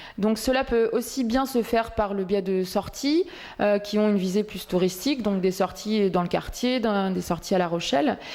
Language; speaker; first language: French; native; French